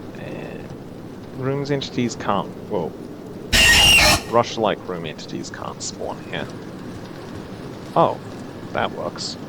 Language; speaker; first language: English; native; English